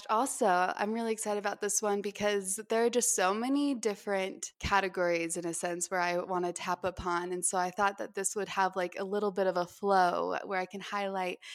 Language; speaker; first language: English; native; English